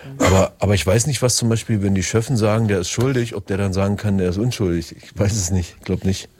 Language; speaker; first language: German; native; German